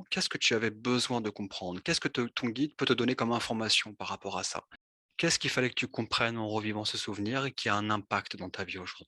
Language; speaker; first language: French; native; French